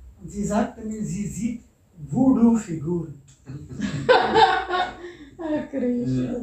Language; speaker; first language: German; non-native, fluent; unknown